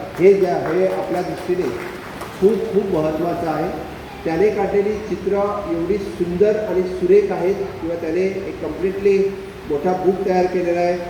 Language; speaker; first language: Marathi; non-native, local second language; Konkani